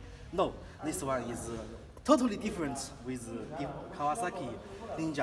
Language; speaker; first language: English; non-native, learner; Chinese